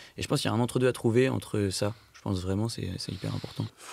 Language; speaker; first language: French; native; French